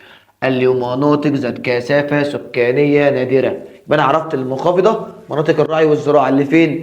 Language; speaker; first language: Arabic; native; Arabic